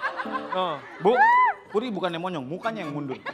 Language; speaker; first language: Indonesian; native; Indonesian